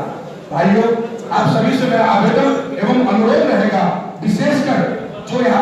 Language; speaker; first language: Hindi; native; Hindi